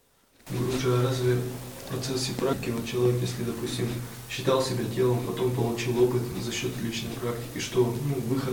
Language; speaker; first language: Russian; native; Russian